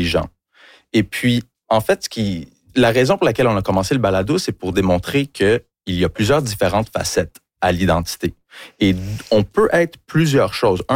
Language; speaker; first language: French; early bilingual, other home language; English